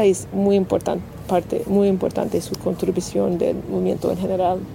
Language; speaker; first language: Spanish; non-native, learner; English